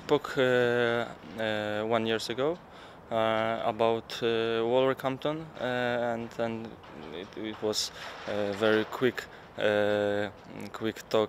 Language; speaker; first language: English; non-native, learner; Polish